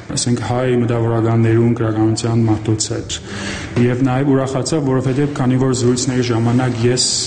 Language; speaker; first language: Armenian; early bilingual, heritage; Armenian